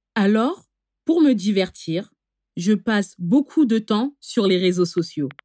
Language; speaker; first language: French; native; French